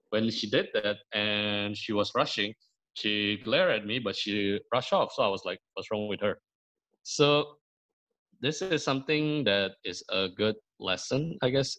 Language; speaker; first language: English; early bilingual, other home language; Indonesian